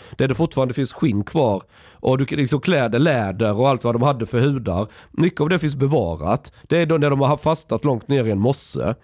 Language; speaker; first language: Swedish; native; Swedish